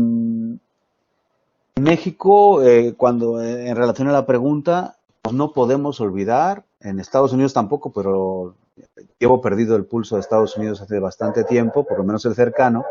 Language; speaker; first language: Spanish; native; Spanish